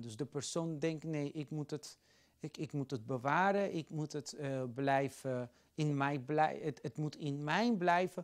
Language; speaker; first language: Dutch; non-native, fluent; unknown